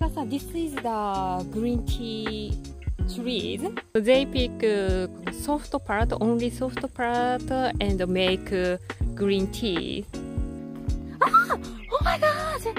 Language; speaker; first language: English; non-native, learner; Japanese